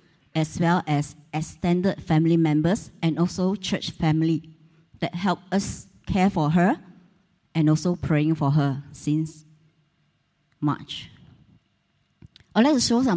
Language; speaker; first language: English; non-native, local second language; Cantonese